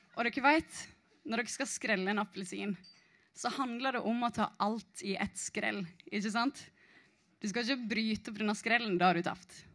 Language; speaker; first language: Norwegian; native; Norwegian